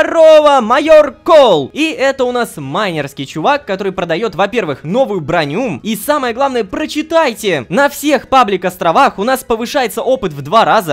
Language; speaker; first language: Russian; native; Russian